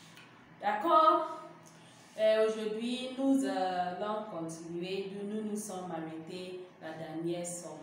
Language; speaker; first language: French; non-native, fluent; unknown